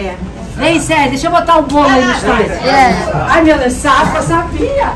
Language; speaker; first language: Portuguese; native; Portuguese